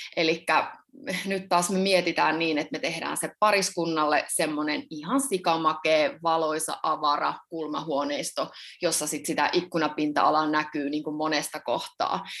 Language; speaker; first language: Finnish; native; Finnish